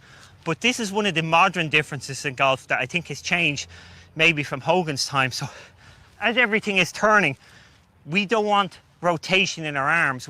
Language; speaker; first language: English; native; English